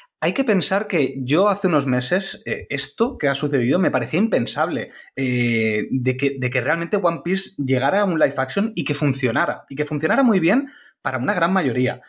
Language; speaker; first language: Spanish; native; Spanish